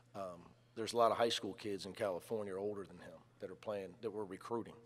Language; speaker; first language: English; native; English